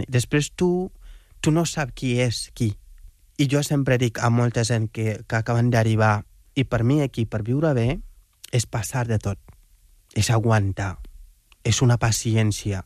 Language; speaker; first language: Catalan; non-native, fluent; Wolof